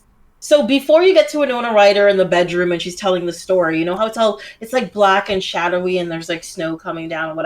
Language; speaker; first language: English; native; English